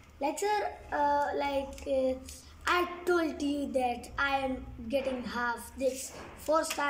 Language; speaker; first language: English; non-native, learner; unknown